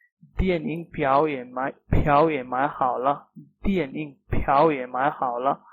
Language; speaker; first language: Chinese; non-native, learner; Urdu